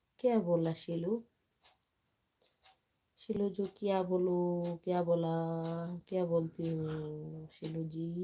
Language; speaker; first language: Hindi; non-native, local second language; Bangla